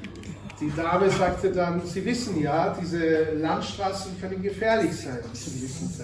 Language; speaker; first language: German; native; German